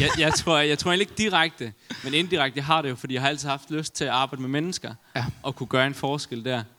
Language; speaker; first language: Danish; native; Danish